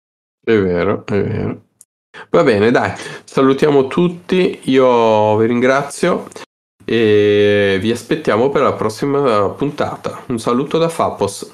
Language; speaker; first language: Italian; native; Italian